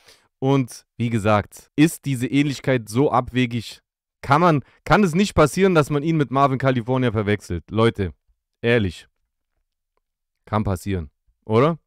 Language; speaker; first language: German; native; German